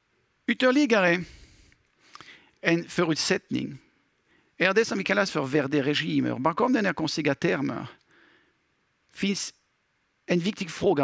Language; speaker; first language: Swedish; non-native, fluent; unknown